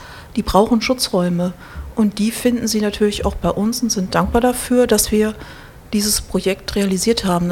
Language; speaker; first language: German; native; German